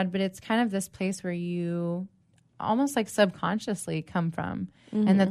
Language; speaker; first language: English; native; English